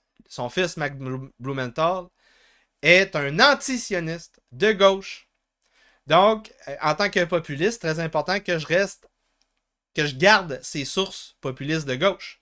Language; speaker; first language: French; native; French